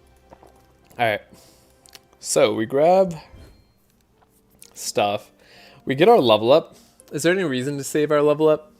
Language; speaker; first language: English; native; English